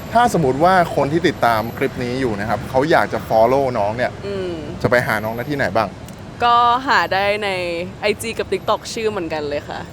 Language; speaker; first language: Thai; native; Thai